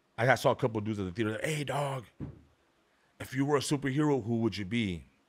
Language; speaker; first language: English; early bilingual, other home language; Spanish